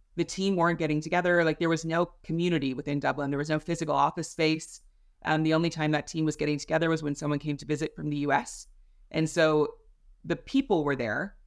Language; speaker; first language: English; native; English